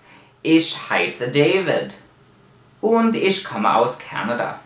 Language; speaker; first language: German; non-native, learner; English